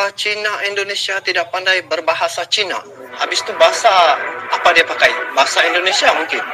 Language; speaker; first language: Malay; native; Malay